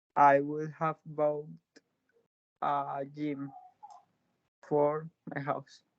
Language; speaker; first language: English; non-native, learner; Spanish